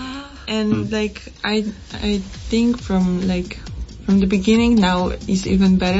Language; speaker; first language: English; non-native, fluent; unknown